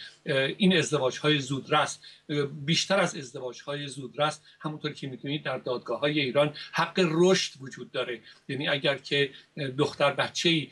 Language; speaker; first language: Persian; native; Persian